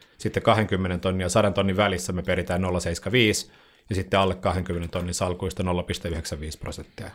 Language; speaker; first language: Finnish; native; Finnish